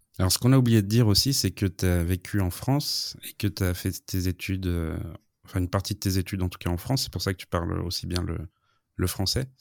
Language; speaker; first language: French; native; French